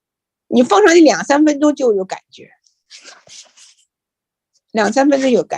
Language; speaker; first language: Chinese; native; Chinese